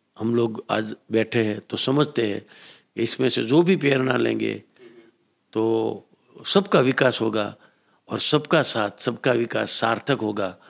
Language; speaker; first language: Hindi; non-native, local second language; Gujarati